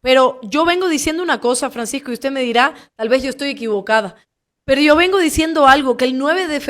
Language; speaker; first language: Spanish; native; Spanish